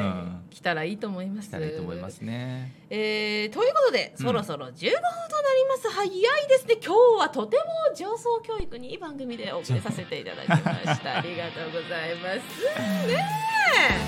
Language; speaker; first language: Japanese; native; Japanese